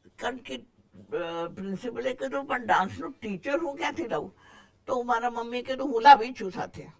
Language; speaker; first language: Gujarati; non-native, local second language; Marathi